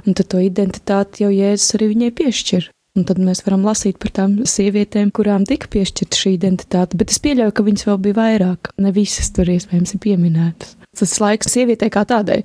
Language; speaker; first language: Latvian; early bilingual, heritage; Latvian